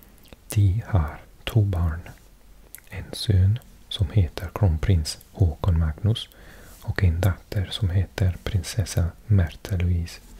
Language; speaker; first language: Norwegian; non-native, learner; English